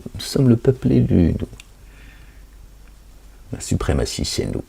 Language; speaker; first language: French; native; French